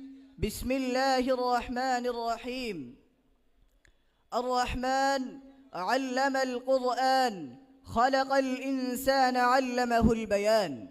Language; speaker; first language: Arabic; non-native, learner; Bangla